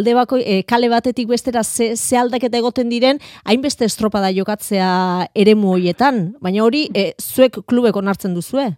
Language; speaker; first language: Basque; native; Basque